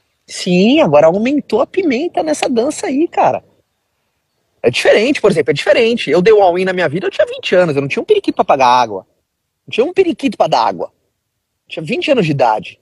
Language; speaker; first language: Portuguese; native; Portuguese